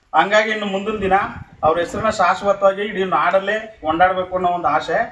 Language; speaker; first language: Kannada; native; Kannada